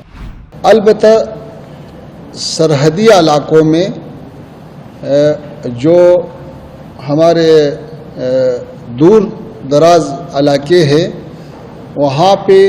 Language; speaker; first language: Hindi; non-native, learner; Pashto